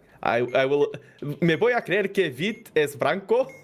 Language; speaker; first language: Spanish; non-native, learner; Portuguese